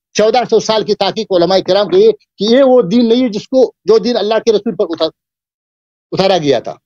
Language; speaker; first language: Urdu; native; Urdu